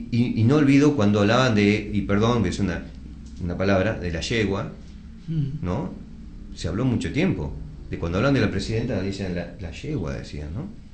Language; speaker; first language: Spanish; native; Spanish